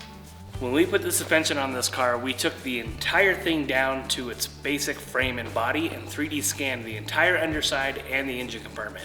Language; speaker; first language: English; native; English